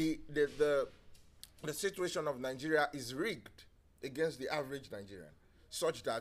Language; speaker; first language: English; non-native, local second language; Yoruba